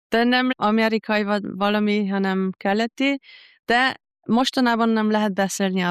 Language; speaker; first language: Hungarian; non-native, learner; German